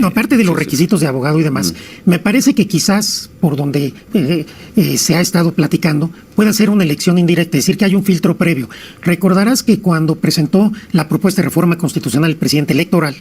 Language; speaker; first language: Spanish; native; Spanish